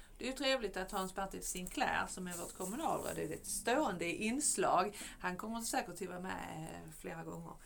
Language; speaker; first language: Swedish; native; Swedish